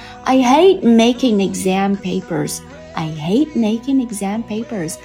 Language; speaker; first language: English; non-native, fluent; Chinese